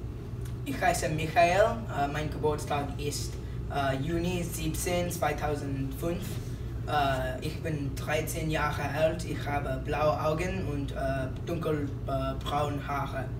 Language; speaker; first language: German; non-native, learner; English